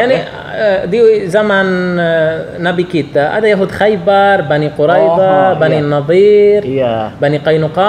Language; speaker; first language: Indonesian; non-native, learner; Arabic